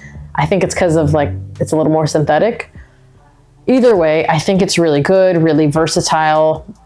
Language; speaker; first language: English; native; English